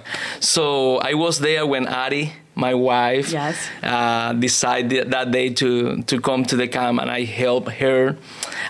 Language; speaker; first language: English; non-native, learner; Spanish